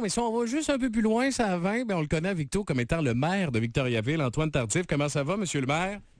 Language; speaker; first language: French; native; French